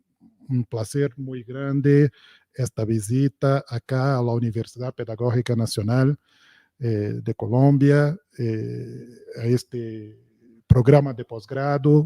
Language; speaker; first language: Spanish; non-native, fluent; Portuguese